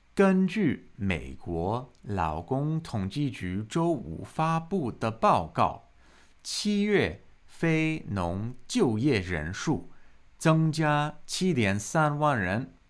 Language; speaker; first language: Chinese; non-native, fluent; English